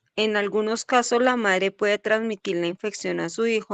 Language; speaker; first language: Spanish; native; Spanish